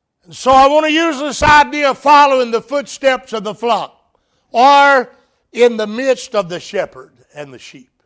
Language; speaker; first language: English; native; English